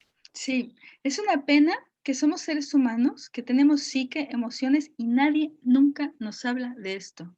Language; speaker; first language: Spanish; native; Spanish